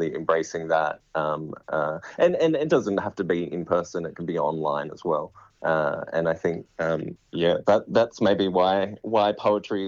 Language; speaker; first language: English; native; English